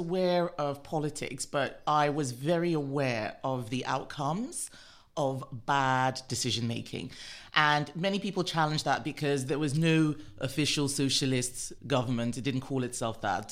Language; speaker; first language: English; non-native, local second language; Yoruba